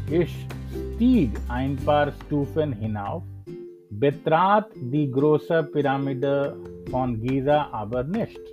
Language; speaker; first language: German; non-native, learner; English